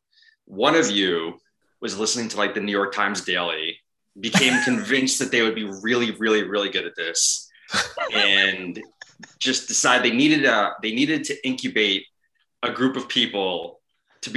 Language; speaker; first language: English; native; English